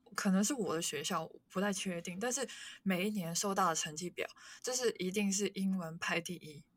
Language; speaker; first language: Chinese; non-native, local second language; Cantonese